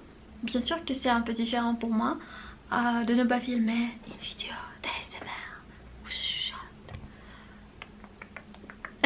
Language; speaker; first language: French; non-native, fluent; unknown